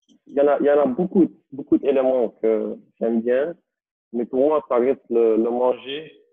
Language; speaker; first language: French; non-native, local second language; Dutch